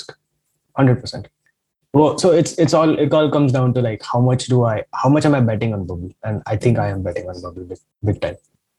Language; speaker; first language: English; non-native, local second language; Marathi